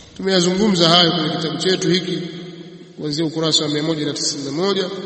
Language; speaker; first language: Swahili; native; Swahili